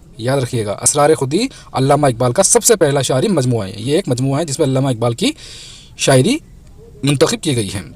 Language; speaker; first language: Urdu; native; Urdu